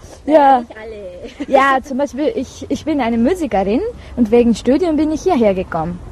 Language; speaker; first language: German; non-native, learner; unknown